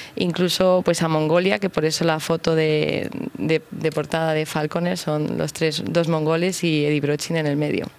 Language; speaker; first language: Spanish; native; Spanish